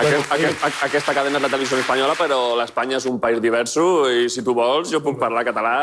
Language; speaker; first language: Catalan; non-native, local second language; Spanish